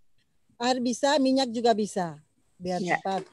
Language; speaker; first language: Indonesian; native; Indonesian